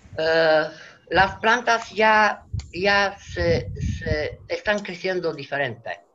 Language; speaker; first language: Spanish; non-native, fluent; Romanian